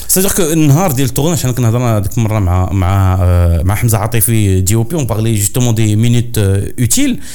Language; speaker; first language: French; non-native, local second language; Arabic